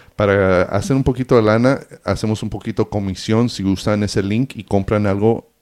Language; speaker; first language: Spanish; early bilingual, heritage; Spanish